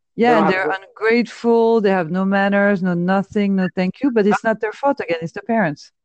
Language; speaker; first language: English; non-native, fluent; French